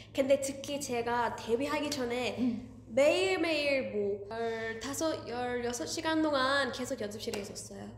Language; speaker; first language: Korean; early bilingual, heritage; English